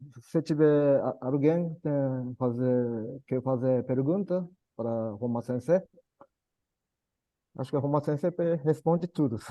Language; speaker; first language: Portuguese; non-native, learner; Japanese